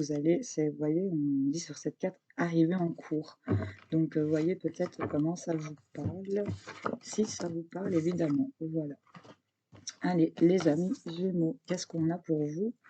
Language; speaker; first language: French; native; French